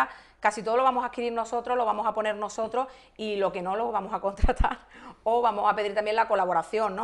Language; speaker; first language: Spanish; native; Spanish